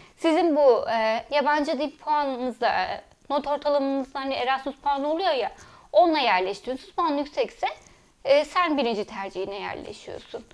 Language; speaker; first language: Turkish; early bilingual, heritage; Turkish